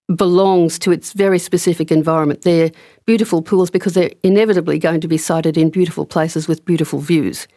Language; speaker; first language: English; native; English